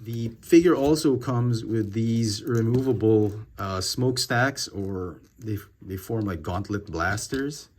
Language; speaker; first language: English; native; English